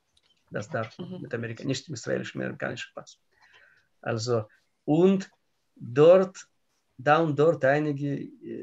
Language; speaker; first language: German; non-native, learner; Russian